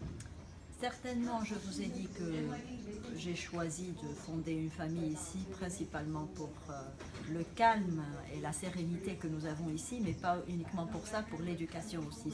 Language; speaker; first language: French; non-native, local second language; Arabic